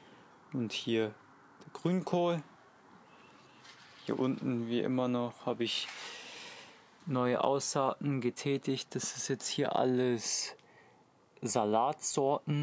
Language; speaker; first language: German; native; German